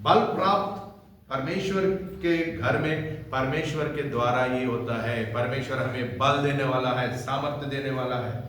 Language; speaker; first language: Hindi; non-native, local second language; Telugu